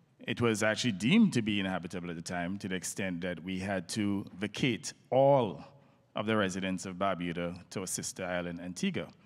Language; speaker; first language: English; native; English